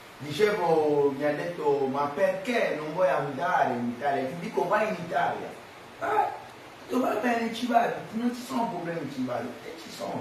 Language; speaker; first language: Italian; non-native, fluent; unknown